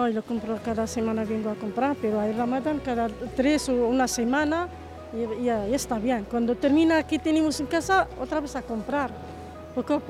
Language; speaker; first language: Spanish; non-native, learner; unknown